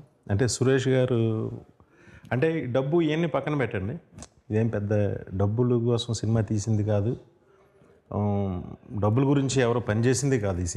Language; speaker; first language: Telugu; native; Telugu